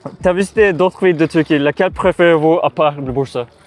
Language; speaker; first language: French; non-native, learner; Turkish